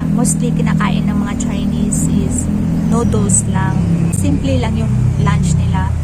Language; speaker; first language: Filipino; non-native, local second language; Cebuano